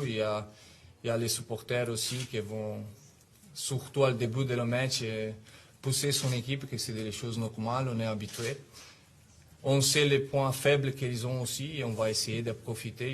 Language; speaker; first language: French; non-native, fluent; Italian